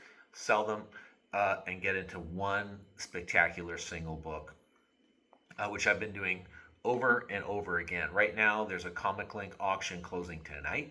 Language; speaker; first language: English; native; English